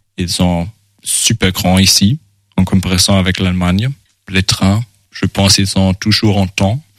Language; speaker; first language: French; non-native, fluent; German